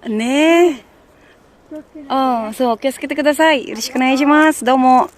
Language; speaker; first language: Japanese; non-native, learner; Filipino